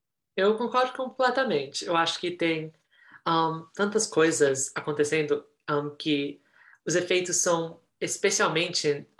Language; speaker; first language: Portuguese; early bilingual, heritage; Portuguese